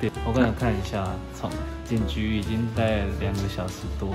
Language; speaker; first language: Chinese; native; Chinese